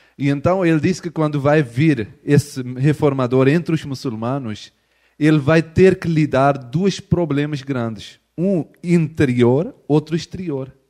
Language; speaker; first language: Portuguese; non-native, fluent; Urdu